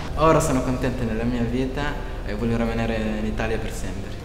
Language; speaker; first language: Italian; non-native, learner; Arabic